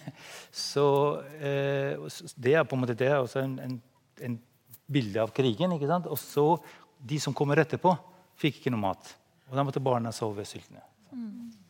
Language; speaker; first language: Norwegian; non-native, fluent; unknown